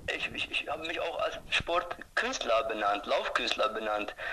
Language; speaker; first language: German; non-native, fluent; Turkish